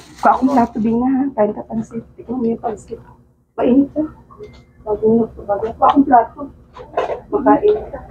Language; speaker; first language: Filipino; non-native, local second language; Cebuano